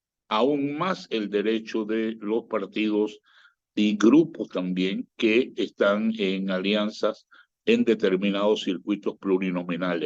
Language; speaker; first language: Spanish; native; Spanish